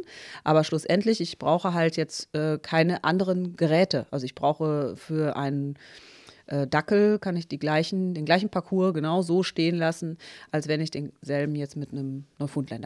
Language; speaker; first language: German; native; German